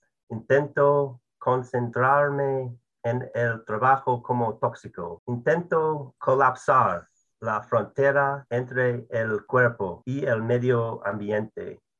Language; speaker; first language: Spanish; non-native, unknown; English